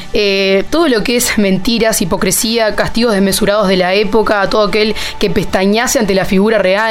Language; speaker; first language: Spanish; native; Spanish